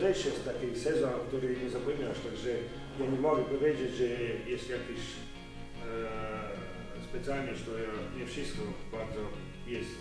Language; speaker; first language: Polish; non-native, learner; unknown